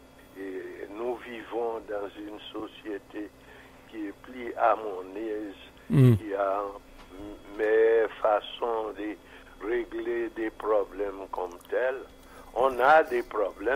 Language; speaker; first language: French; non-native, fluent; English